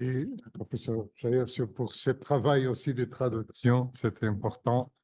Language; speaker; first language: French; non-native, fluent; Portuguese